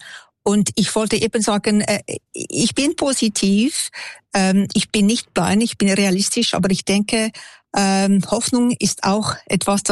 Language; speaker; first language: German; non-native, local second language; French